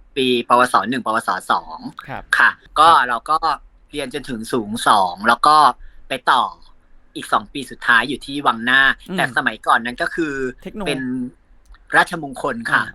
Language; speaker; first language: Thai; native; Thai